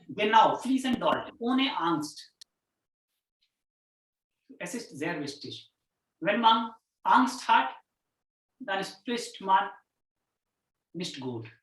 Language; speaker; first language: German; non-native, fluent; Hindi